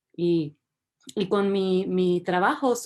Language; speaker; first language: Spanish; early bilingual, heritage; English